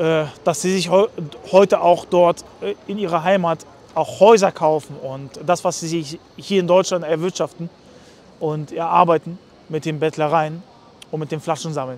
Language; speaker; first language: German; native; German